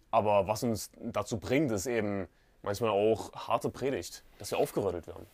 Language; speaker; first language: German; native; German